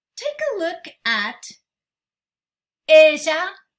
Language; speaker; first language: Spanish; non-native, fluent; English